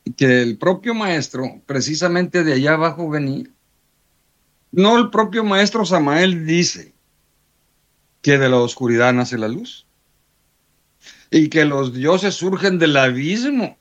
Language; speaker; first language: Spanish; native; Spanish